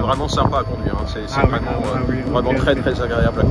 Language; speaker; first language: French; native; French